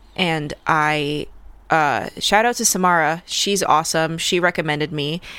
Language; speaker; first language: English; early bilingual, other home language; Russian